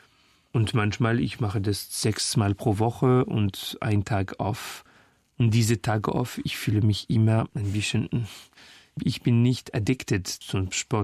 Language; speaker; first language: German; non-native, fluent; French